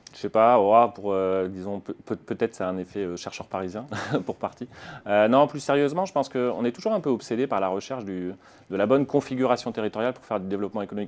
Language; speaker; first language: French; native; French